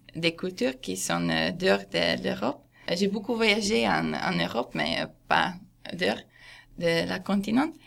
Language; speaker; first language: French; non-native, fluent; Hungarian